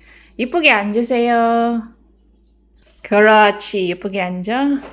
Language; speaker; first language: Korean; non-native, learner; Filipino